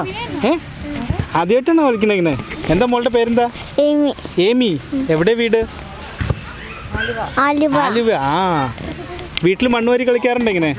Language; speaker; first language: Malayalam; native; Malayalam